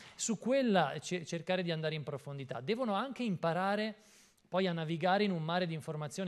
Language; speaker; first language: Italian; native; Italian